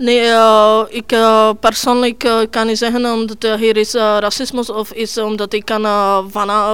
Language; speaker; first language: Dutch; non-native, learner; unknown